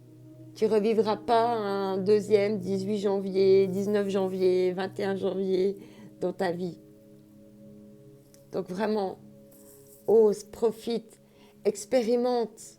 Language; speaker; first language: French; native; French